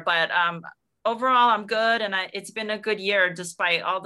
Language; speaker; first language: English; native; English